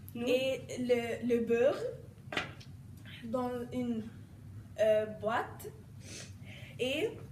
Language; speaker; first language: French; non-native, learner; English